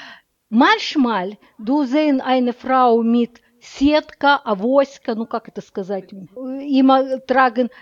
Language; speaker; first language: German; non-native, learner; Russian